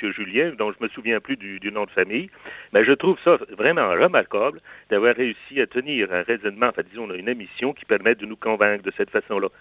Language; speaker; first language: French; native; French